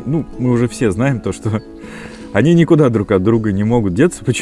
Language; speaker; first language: Russian; native; Russian